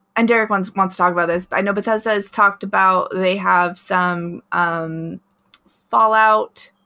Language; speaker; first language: English; native; English